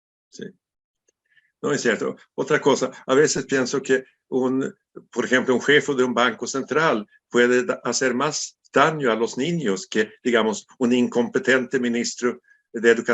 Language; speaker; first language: Spanish; non-native, fluent; Swedish